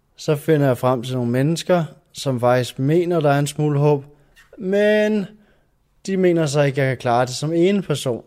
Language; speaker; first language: Danish; native; Danish